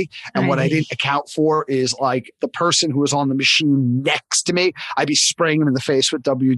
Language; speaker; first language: English; native; English